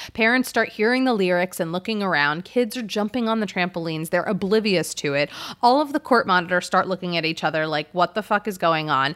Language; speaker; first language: English; native; English